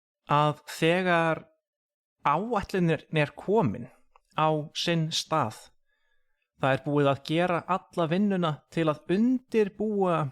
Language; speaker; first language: Icelandic; non-native, fluent; English